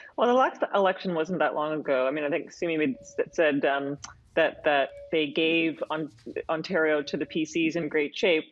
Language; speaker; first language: English; native; English